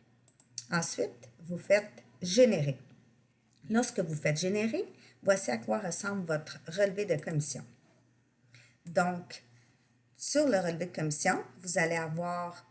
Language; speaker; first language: French; native; French